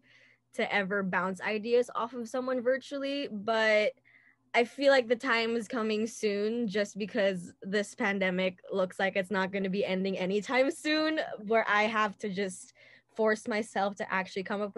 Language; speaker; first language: English; native; English